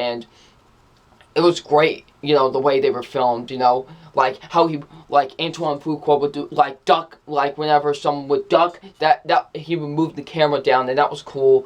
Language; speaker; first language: English; native; English